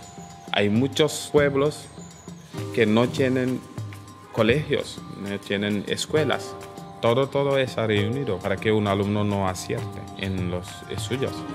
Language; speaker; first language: Spanish; non-native, fluent; Wolof